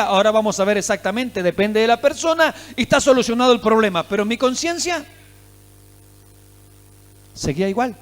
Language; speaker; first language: Spanish; native; Spanish